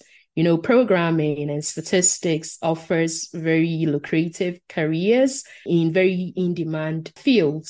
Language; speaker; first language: English; non-native, local second language; Akan